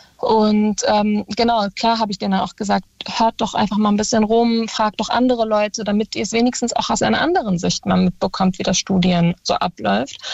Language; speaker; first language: German; early bilingual, other home language; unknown